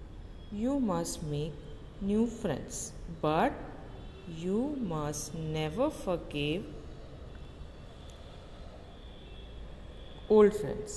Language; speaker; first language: English; non-native, local second language; Hindi